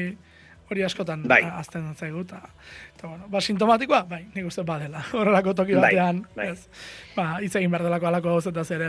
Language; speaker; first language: Basque; native; Basque